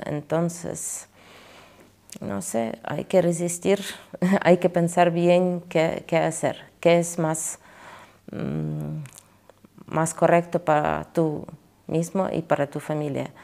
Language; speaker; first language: Spanish; non-native, fluent; Ukrainian